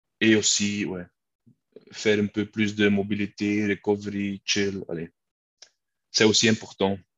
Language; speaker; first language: French; non-native, local second language; Dutch